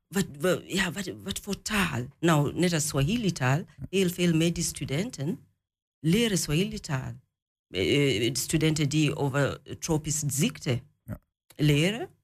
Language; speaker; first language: Dutch; non-native, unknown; Swahili